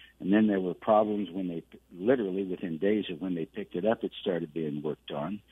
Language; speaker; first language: English; native; English